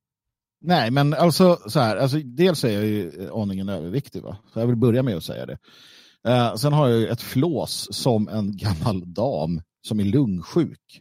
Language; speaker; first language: Swedish; native; Swedish